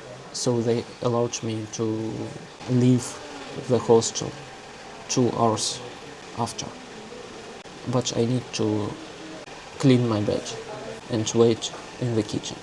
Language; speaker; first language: English; non-native, learner; Russian